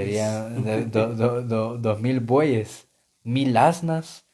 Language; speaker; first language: Spanish; native; Spanish